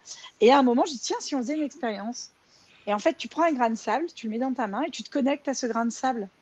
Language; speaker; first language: French; native; French